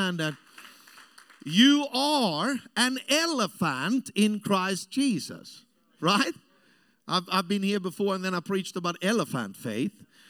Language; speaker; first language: English; non-native, fluent; German